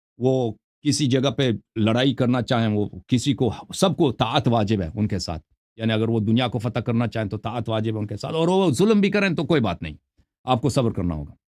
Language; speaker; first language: Urdu; non-native, fluent; Persian